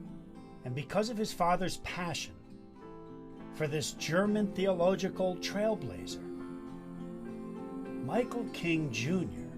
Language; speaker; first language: English; native; English